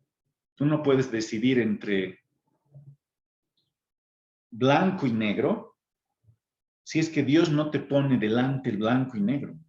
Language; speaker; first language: Spanish; native; Spanish